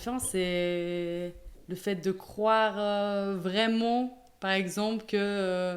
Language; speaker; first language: French; native; French